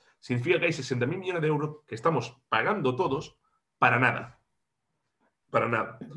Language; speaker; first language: Spanish; native; Spanish